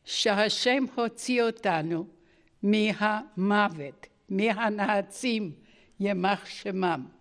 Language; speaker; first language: Hebrew; non-native, fluent; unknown